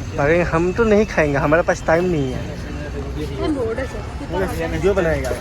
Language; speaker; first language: Hindi; non-native, local second language; Assamese